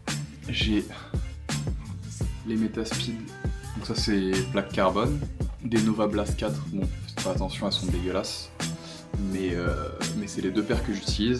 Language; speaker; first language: French; native; French